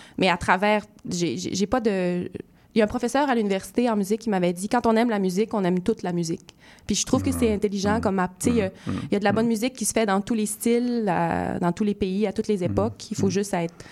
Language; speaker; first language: French; native; French